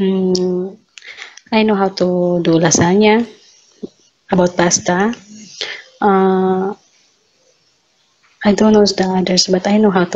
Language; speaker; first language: English; non-native, learner; Filipino